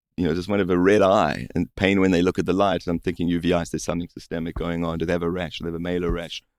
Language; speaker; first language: English; native; English